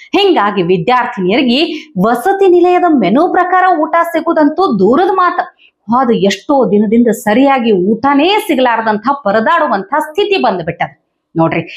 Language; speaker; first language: Kannada; native; Kannada